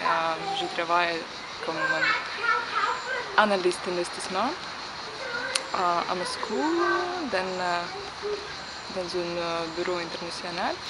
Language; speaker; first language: French; non-native, learner; Russian